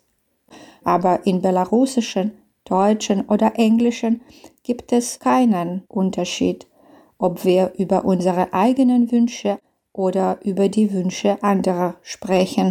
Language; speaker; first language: German; non-native, fluent; Belarusian